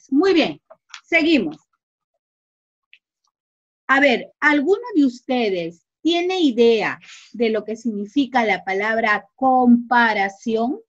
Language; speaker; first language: Spanish; native; Spanish